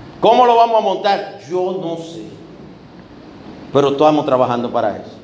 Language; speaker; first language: Spanish; native; Spanish